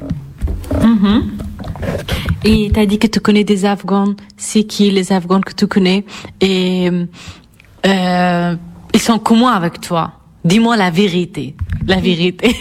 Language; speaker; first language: French; non-native, fluent; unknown